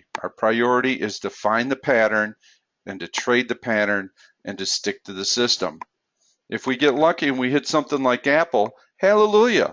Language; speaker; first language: English; native; English